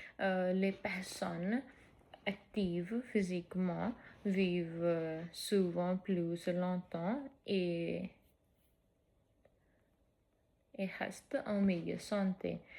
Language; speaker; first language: French; non-native, fluent; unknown